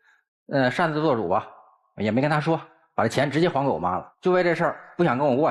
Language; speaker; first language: Chinese; native; Chinese